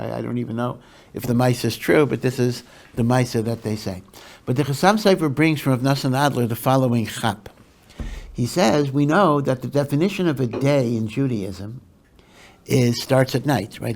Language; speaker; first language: English; native; English